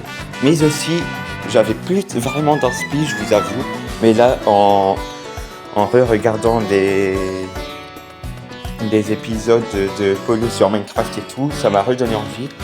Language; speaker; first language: French; native; French